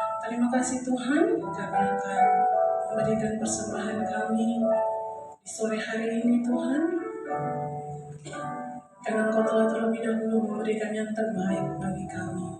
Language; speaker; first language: Indonesian; native; Indonesian